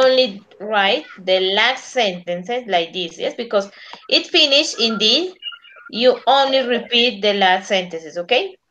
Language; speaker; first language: English; non-native, learner; Spanish